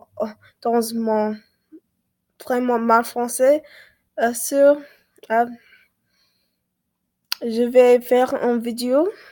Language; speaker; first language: French; non-native, learner; English